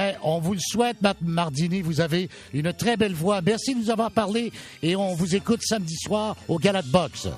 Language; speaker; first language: French; native; French